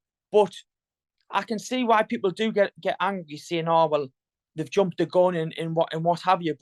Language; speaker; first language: English; native; English